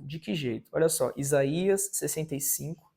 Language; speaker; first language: Portuguese; native; Portuguese